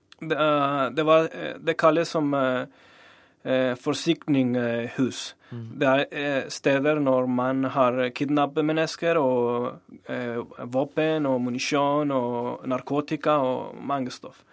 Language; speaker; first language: Norwegian; non-native, learner; Spanish